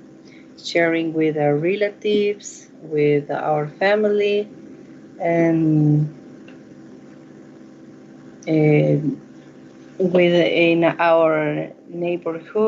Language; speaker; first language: English; non-native, learner; Spanish